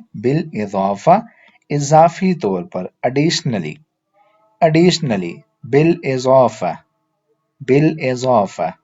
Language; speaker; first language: Urdu; native; Urdu